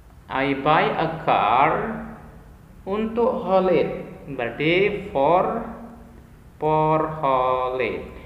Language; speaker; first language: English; non-native, fluent; Indonesian